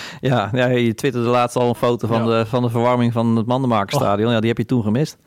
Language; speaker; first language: Dutch; native; Dutch